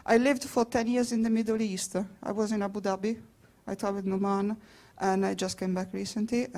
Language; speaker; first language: English; non-native, fluent; Italian